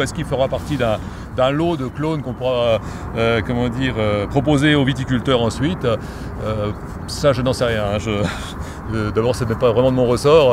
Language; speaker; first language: French; native; French